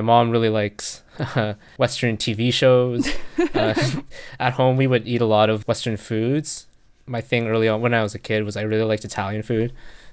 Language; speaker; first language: English; native; English